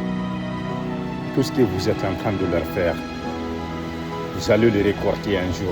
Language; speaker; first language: French; non-native, local second language; Fula